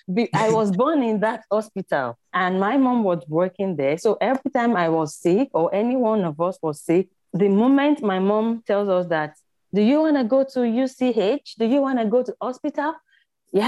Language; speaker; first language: English; non-native, local second language; Yoruba